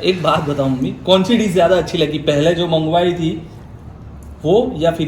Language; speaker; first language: Hindi; native; Hindi